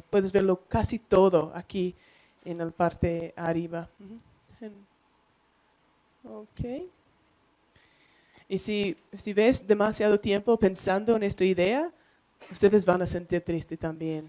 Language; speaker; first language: Spanish; non-native, learner; English